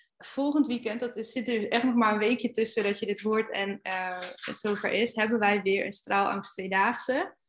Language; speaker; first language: Dutch; native; Dutch